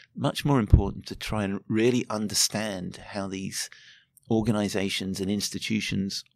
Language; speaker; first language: English; native; English